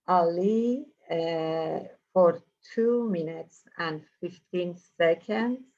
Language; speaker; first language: English; non-native, fluent; Persian